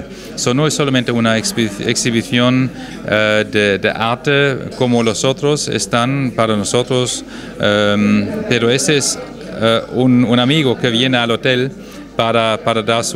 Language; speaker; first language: Spanish; non-native, fluent; German